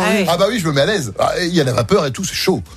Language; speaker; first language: French; native; French